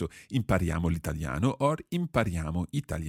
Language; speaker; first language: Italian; non-native, fluent; English